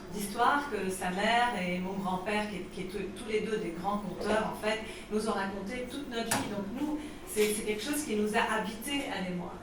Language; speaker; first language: French; non-native, local second language; Arabic